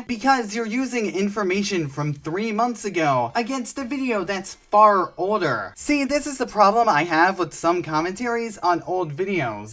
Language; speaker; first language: English; native; English